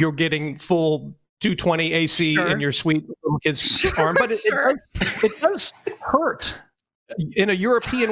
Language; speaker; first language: English; native; English